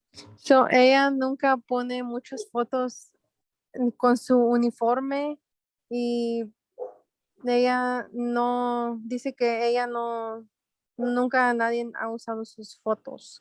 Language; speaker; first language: Spanish; early bilingual, heritage; Spanish